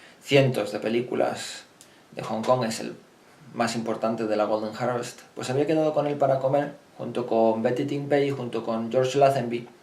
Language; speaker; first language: Spanish; native; Spanish